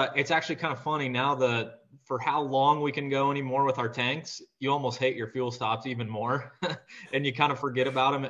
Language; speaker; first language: English; native; English